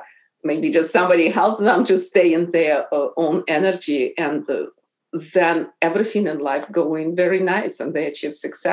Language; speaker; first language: English; non-native, fluent; Russian